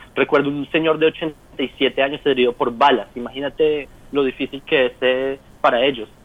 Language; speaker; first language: Spanish; native; Spanish